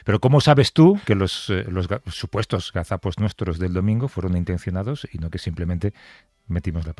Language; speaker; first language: Spanish; native; Spanish